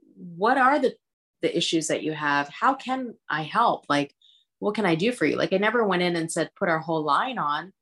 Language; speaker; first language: English; early bilingual, other home language; Hindi